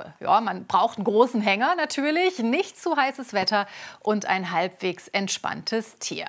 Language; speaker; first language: German; native; German